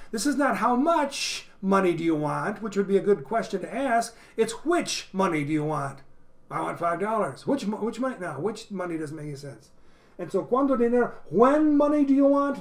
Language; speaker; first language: English; native; English